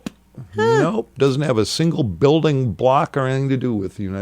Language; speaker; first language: English; native; English